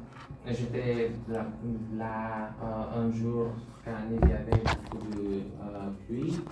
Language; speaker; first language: French; non-native, learner; Bulgarian